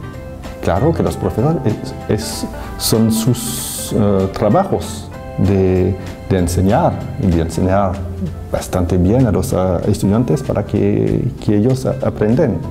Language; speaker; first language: Spanish; non-native, fluent; French